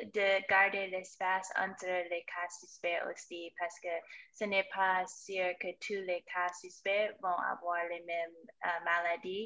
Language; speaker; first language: French; non-native, fluent; English